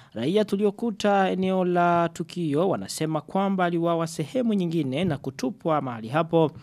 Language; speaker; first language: Swahili; non-native, local second language; Rundi